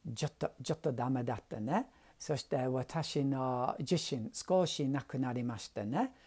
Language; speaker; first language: Japanese; non-native, learner; English